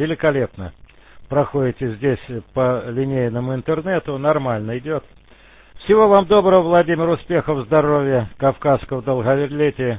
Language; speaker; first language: Russian; native; Russian